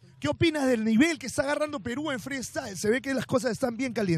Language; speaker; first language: Spanish; native; Spanish